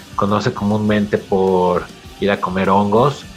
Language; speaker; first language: English; non-native, fluent; Spanish